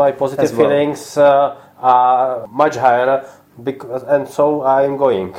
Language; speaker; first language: English; non-native, learner; Czech